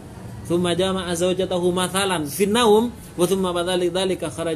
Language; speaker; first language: Arabic; non-native, fluent; Indonesian